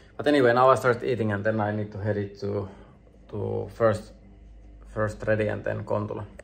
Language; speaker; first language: English; non-native, fluent; Finnish